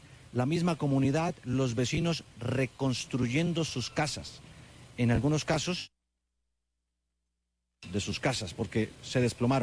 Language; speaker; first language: Spanish; native; Spanish